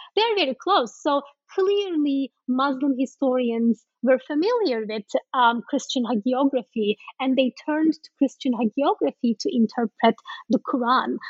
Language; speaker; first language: English; non-native, fluent; Turkish